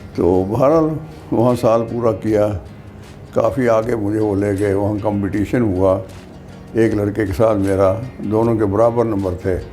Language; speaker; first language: Urdu; non-native, local second language; Punjabi